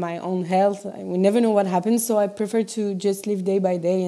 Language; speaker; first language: English; non-native, fluent; French